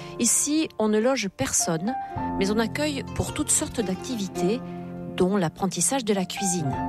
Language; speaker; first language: French; native; French